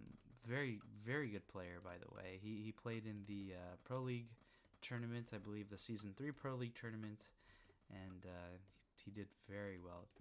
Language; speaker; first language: English; native; English